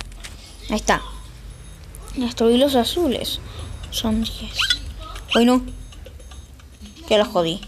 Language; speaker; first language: Spanish; native; Spanish